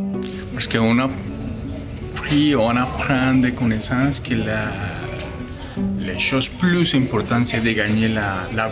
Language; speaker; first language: French; non-native, learner; Spanish